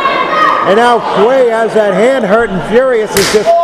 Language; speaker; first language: English; native; English